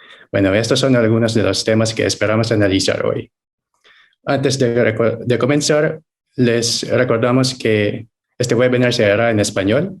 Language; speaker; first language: Spanish; non-native, fluent; Filipino